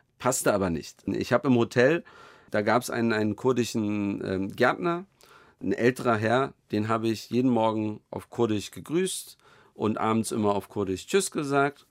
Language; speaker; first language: German; native; German